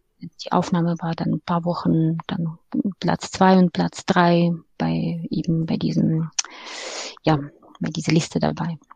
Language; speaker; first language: German; non-native, fluent; Russian